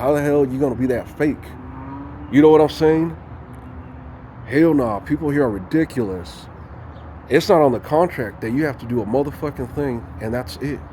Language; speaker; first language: English; native; English